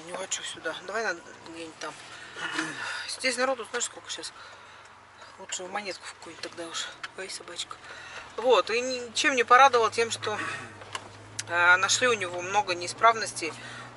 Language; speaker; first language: Russian; native; Russian